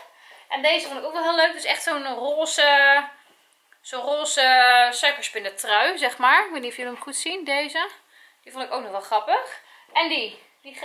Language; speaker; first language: Dutch; native; Dutch